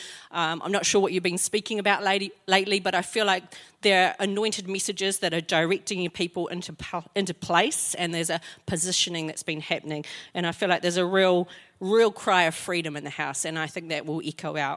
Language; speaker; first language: English; native; English